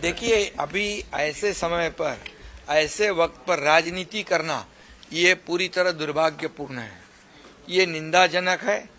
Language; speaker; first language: Hindi; non-native, local second language; Marathi